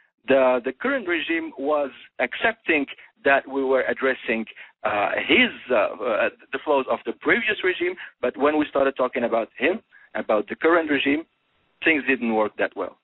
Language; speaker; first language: English; non-native, fluent; Arabic